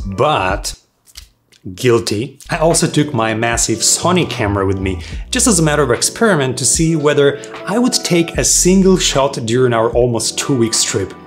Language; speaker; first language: English; non-native, fluent; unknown